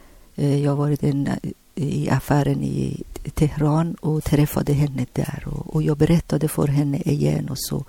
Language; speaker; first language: Swedish; non-native, learner; Persian